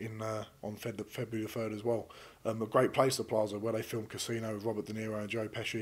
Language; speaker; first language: English; native; English